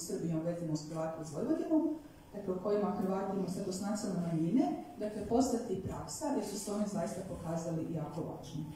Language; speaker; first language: Croatian; native; Croatian